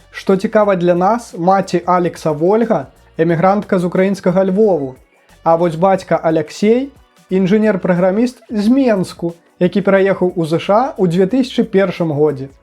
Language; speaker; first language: Belarusian; native; Belarusian